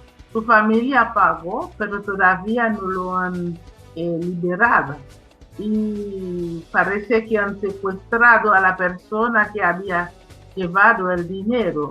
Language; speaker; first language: Spanish; non-native, fluent; Haitian Creole